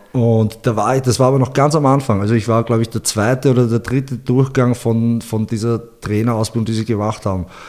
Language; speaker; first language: German; early bilingual, other home language; Bosnian